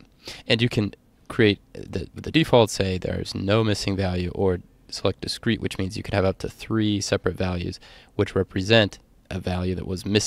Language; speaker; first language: English; native; English